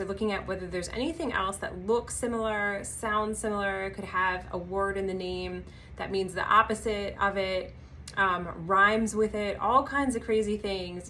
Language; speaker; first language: English; native; English